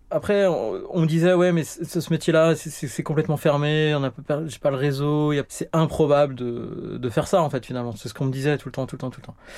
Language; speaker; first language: French; native; French